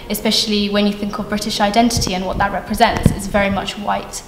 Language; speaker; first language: English; native; English